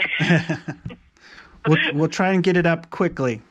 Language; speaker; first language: English; native; English